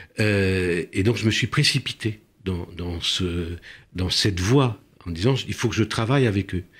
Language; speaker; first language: French; early bilingual, other home language; Romanian